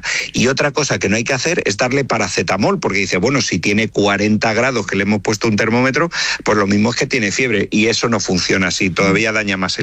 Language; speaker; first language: Spanish; native; Spanish